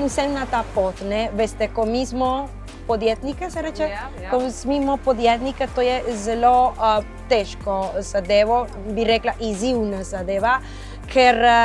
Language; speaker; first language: Slovenian; non-native, fluent; Spanish